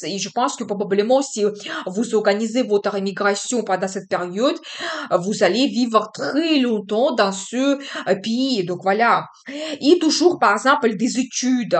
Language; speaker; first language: French; non-native, fluent; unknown